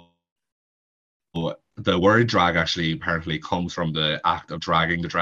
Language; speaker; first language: English; native; English